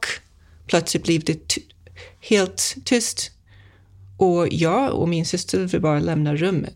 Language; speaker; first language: Swedish; non-native, fluent; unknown